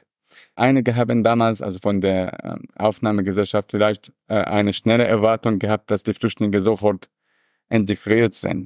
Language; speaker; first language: German; non-native, fluent; Arabic